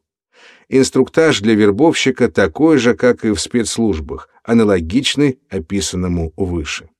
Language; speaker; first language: Russian; native; Russian